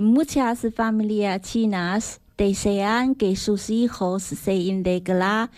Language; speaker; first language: Spanish; non-native, learner; Chinese